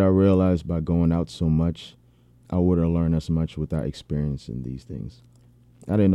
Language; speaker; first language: English; native; English